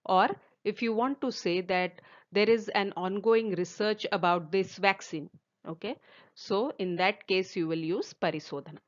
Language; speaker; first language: English; non-native, local second language; Telugu